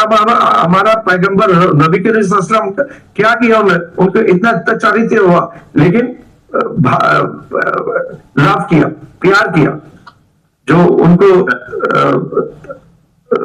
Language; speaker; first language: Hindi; non-native, learner; Bangla